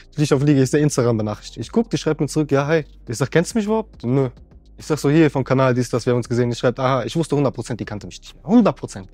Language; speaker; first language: German; native; German